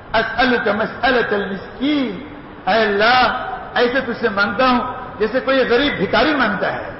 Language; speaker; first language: Urdu; non-native, local second language; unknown